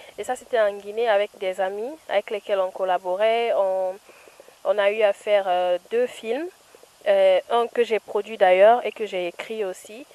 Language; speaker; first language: French; non-native, local second language; Fula